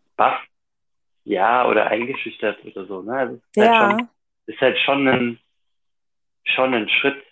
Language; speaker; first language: German; native; German